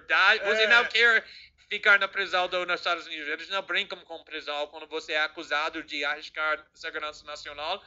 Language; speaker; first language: Portuguese; non-native, fluent; English